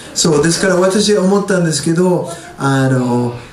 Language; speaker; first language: Japanese; non-native, fluent; English